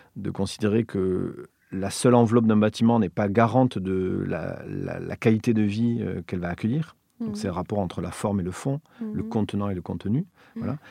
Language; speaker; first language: French; native; French